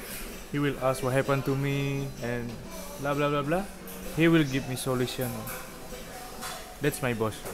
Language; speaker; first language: English; non-native, learner; Indonesian